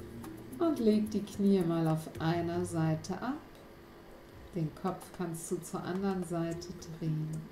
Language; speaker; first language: German; native; German